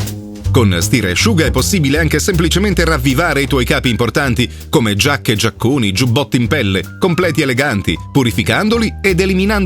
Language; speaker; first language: Italian; native; Italian